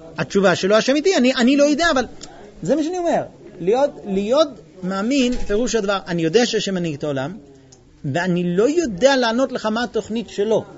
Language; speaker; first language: Hebrew; non-native, fluent; English